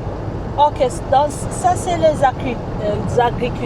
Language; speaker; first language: French; non-native, fluent; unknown